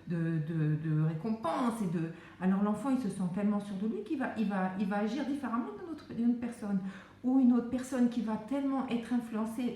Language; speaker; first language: French; native; French